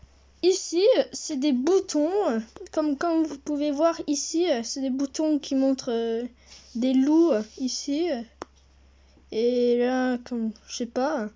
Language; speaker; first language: French; early bilingual, heritage; French